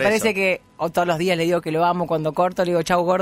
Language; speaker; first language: Spanish; native; Spanish